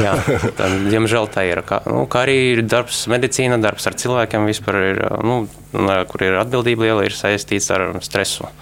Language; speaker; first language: Latvian; non-native, local second language; Russian